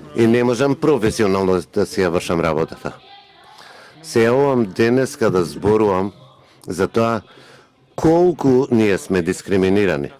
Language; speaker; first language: Macedonian; non-native, local second language; Romany